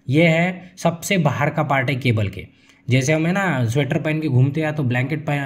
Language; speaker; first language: Hindi; non-native, local second language; Marathi